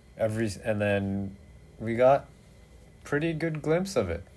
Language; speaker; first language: English; native; English